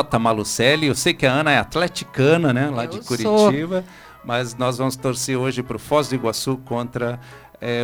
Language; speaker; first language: Portuguese; native; Portuguese